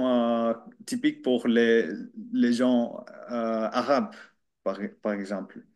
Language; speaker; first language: French; non-native, learner; Finnish